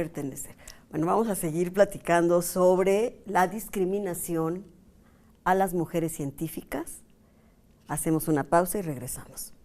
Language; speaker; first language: Spanish; native; Spanish